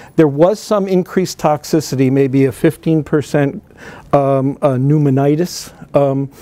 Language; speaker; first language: English; native; English